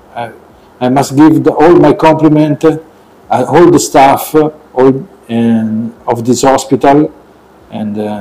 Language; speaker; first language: English; non-native, learner; Italian